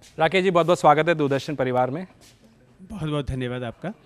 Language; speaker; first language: Hindi; native; Hindi